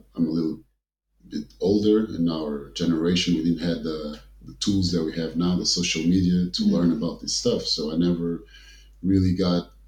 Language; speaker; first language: English; early bilingual, other home language; Kabuverdianu